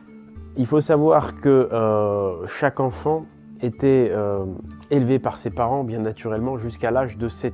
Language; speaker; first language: French; native; French